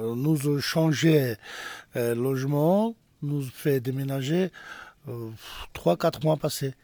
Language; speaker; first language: French; non-native, learner; Georgian